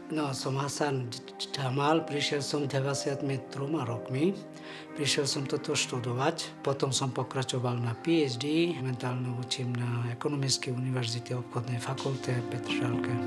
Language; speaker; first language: Slovak; non-native, fluent; Bangla